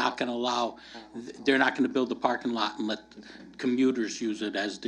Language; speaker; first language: English; native; English